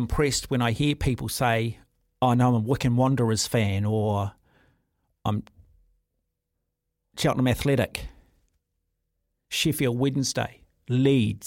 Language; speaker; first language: English; native; English